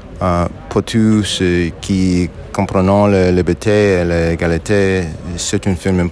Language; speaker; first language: French; non-native, learner; English